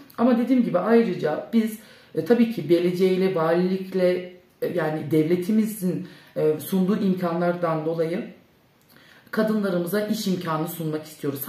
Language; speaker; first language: Turkish; early bilingual, heritage; Turkish